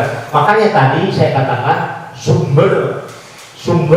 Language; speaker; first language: Indonesian; native; Indonesian